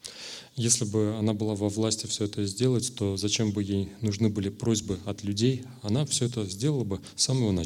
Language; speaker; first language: Russian; native; Russian